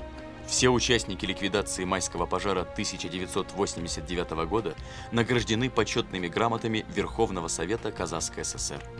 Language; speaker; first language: Russian; native; Russian